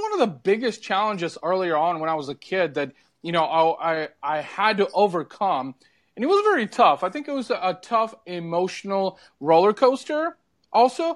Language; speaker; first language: English; early bilingual, other home language; Bulgarian